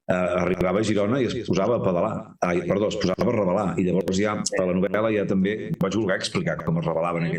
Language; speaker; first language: Catalan; native; Catalan